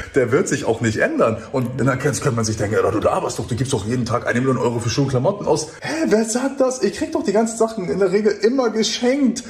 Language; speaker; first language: German; early bilingual, other home language; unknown